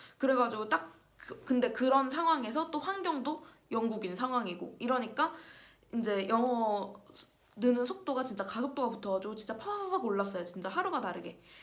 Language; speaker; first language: Korean; native; Korean